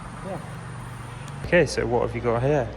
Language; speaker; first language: English; native; English